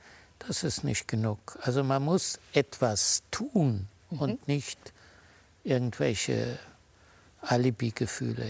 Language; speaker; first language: German; early bilingual, heritage; German